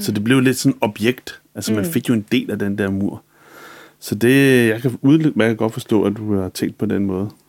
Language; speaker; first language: Danish; native; Danish